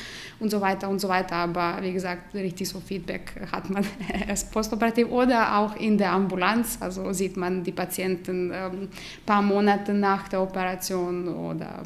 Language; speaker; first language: German; non-native, fluent; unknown